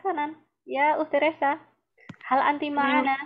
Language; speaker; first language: Arabic; non-native, fluent; Indonesian